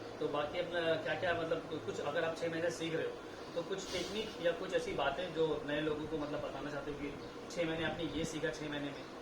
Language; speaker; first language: Hindi; native; Hindi